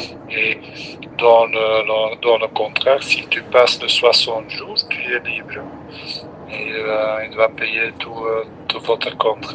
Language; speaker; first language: French; non-native, local second language; Dutch